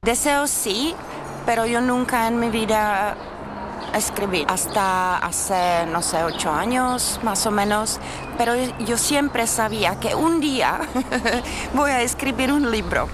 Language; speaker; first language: Spanish; non-native, fluent; Czech